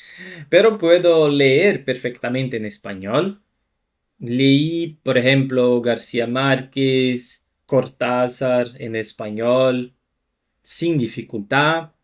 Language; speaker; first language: Spanish; non-native, fluent; Portuguese